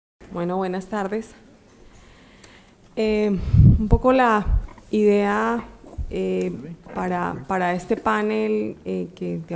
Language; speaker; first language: Spanish; native; Spanish